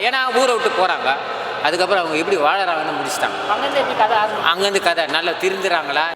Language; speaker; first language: Tamil; native; Tamil